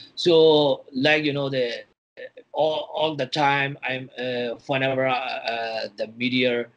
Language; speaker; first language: English; non-native, fluent; Burmese